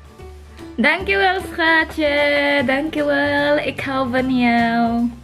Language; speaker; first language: Dutch; non-native, learner; Filipino